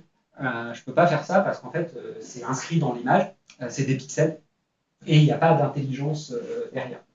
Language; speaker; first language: French; native; French